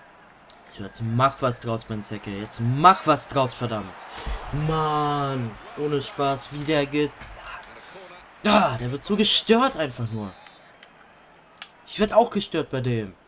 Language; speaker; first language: German; native; German